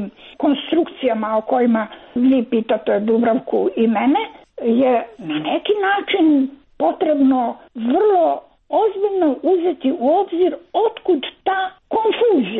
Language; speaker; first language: Croatian; native; Croatian